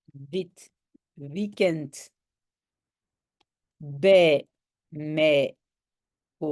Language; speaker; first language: Dutch; non-native, local second language; French